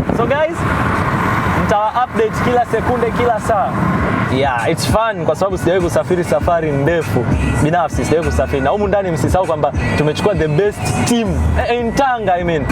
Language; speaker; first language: Swahili; native; Swahili